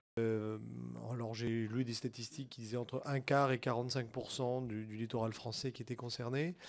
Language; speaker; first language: French; native; French